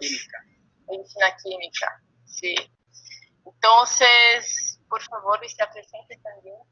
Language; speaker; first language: Spanish; non-native, fluent; Portuguese